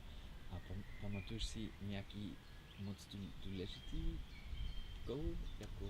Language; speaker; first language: Czech; non-native, learner; English